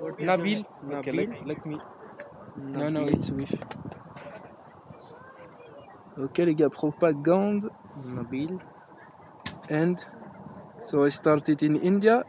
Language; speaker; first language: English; non-native, learner; French